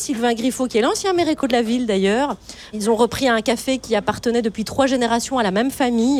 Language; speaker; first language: French; native; French